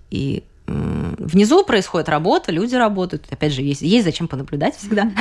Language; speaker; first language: Russian; native; Russian